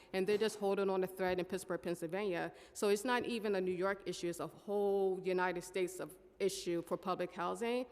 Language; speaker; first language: English; native; English